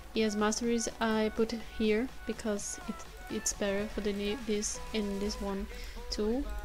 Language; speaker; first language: English; non-native, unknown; Portuguese